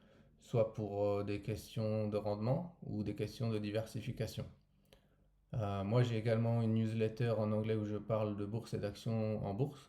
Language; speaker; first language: French; native; French